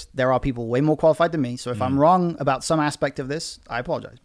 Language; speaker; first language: English; native; English